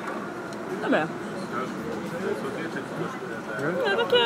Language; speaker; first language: Polish; native; Polish